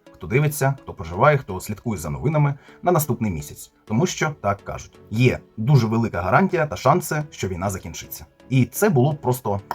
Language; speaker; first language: Ukrainian; non-native, local second language; Russian